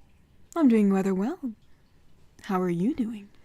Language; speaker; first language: English; native; English